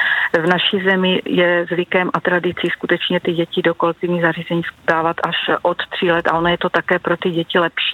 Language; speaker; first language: Czech; native; Czech